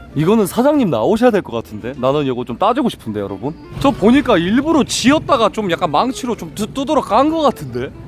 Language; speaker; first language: Korean; native; Korean